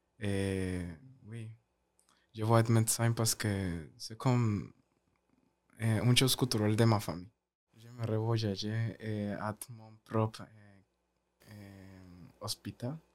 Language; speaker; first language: French; non-native, learner; Spanish